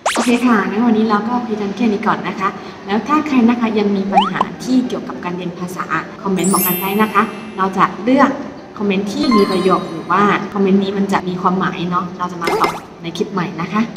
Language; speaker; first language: Thai; non-native, fluent; Chinese